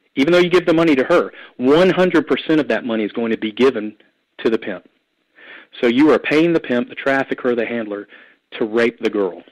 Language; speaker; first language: English; native; English